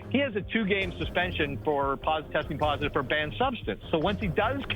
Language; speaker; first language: English; native; English